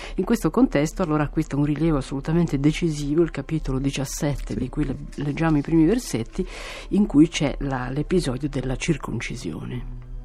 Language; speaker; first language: Italian; native; Italian